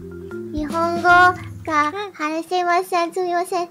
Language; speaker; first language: Japanese; non-native, learner; English